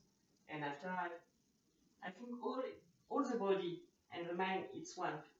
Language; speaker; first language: English; non-native, learner; French